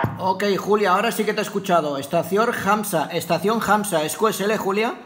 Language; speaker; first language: Spanish; native; Spanish